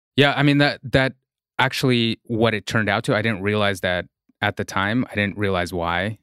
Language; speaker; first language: English; non-native, fluent; Russian